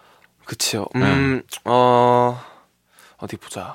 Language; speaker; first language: Korean; early bilingual, heritage; Korean